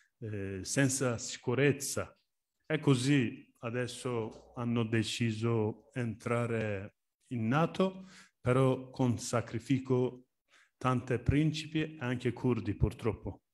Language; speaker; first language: Italian; non-native, learner; Turkish